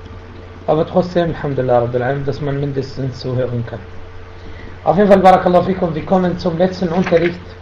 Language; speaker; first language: German; non-native, fluent; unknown